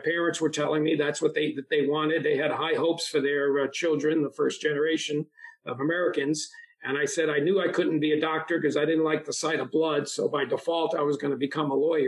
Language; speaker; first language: English; early bilingual, other home language; Italian